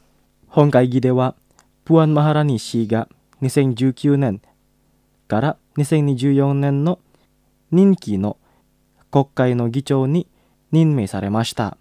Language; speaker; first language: Japanese; non-native, fluent; Indonesian